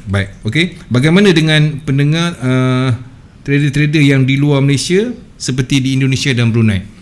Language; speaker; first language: Malay; native; Malay